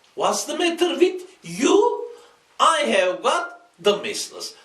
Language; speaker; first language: English; non-native, fluent; Turkish